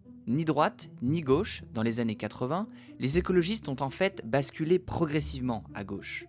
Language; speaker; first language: French; native; French